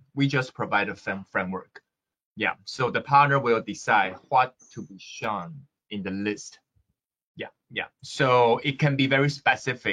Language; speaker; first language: English; non-native, fluent; Chinese